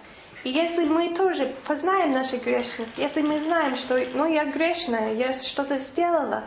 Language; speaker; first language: Russian; non-native, fluent; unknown